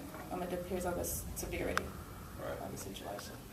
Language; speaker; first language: English; native; English